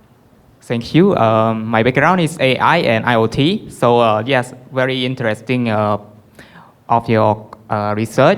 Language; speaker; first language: English; non-native, learner; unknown